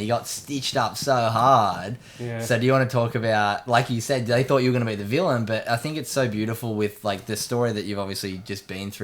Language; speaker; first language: English; native; English